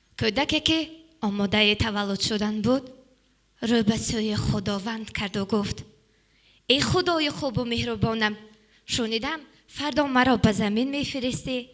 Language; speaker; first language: Tajik; native; Tajik